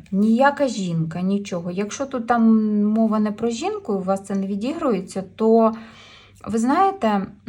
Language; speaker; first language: Ukrainian; non-native, local second language; Russian